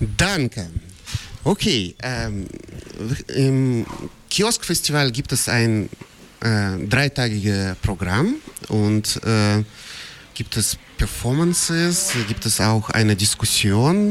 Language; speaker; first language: German; non-native, fluent; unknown